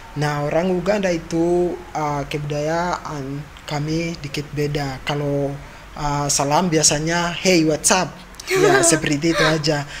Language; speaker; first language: Indonesian; non-native, fluent; Ganda